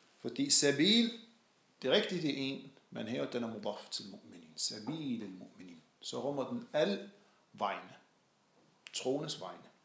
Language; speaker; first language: Danish; non-native, fluent; Arabic